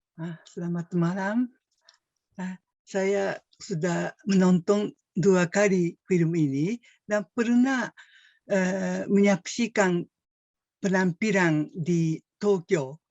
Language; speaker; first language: Indonesian; non-native, fluent; Japanese